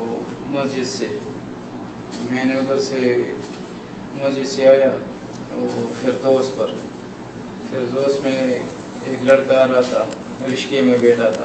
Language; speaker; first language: Hindi; non-native, local second language; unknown